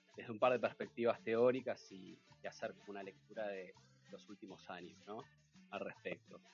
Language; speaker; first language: Spanish; native; Spanish